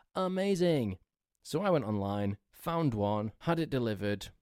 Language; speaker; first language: English; native; English